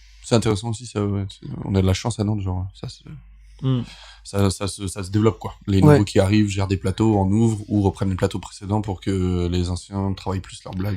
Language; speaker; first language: French; native; French